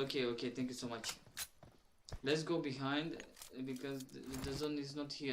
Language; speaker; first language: English; non-native, learner; Romanian